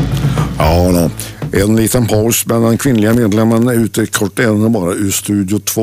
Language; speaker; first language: Swedish; native; Swedish